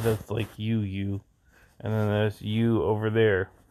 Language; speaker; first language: English; native; English